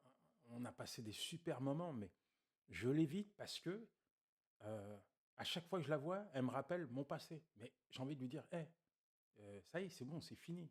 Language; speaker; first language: French; native; French